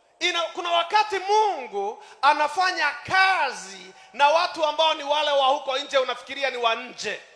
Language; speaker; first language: Swahili; non-native, local second language; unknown